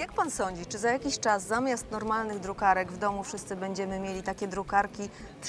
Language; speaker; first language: Polish; native; Polish